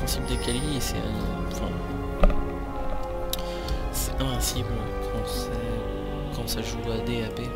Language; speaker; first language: French; native; French